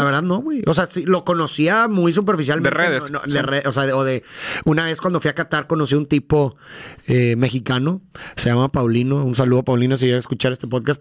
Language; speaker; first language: Spanish; native; Spanish